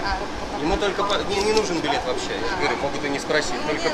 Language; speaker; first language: Russian; native; Russian